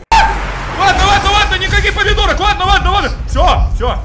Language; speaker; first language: Russian; native; Russian